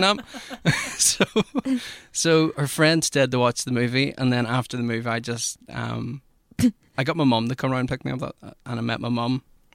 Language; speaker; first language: English; native; English